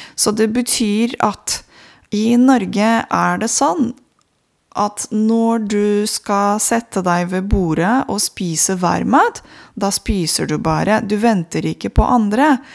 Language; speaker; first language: Norwegian; non-native, fluent; Romanian